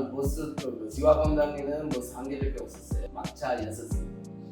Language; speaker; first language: Korean; non-native, fluent; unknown